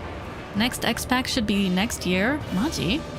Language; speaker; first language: English; native; English